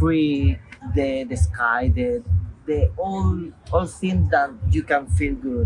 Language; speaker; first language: English; non-native, local second language; Spanish